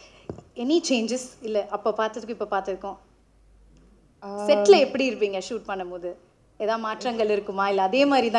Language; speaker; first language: Tamil; native; Tamil